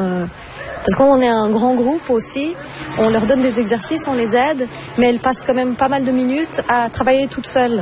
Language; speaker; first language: French; non-native, fluent; Portuguese